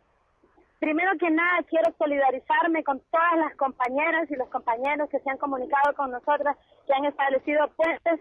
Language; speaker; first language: Spanish; native; Spanish